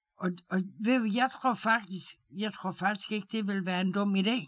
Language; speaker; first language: Danish; native; Danish